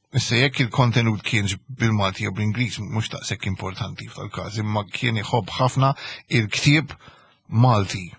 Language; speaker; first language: Maltese; early bilingual, heritage; Maltese